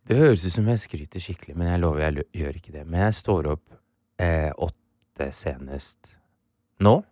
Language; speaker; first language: Norwegian; early bilingual, other home language; Swahili